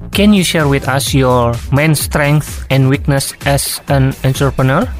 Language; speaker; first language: English; non-native, fluent; Javanese